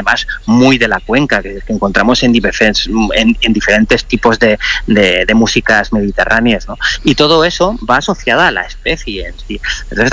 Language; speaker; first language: Spanish; non-native, local second language; Catalan